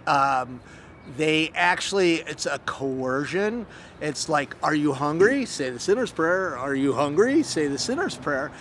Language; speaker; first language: English; native; English